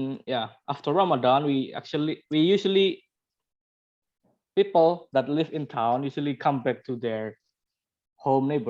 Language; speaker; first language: English; non-native, learner; Indonesian